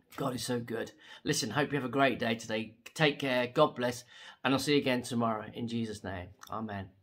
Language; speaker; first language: English; native; English